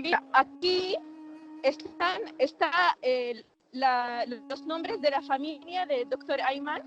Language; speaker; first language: Spanish; non-native, fluent; Arabic